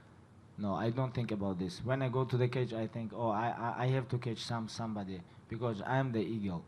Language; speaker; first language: English; non-native, learner; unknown